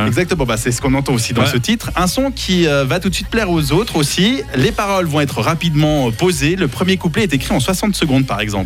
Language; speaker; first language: French; native; French